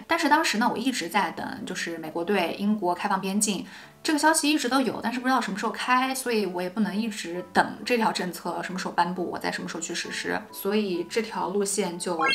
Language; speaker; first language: Chinese; native; Chinese